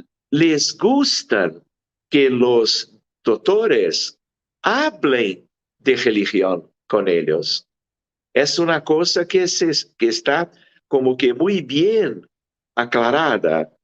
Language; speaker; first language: Spanish; non-native, fluent; Portuguese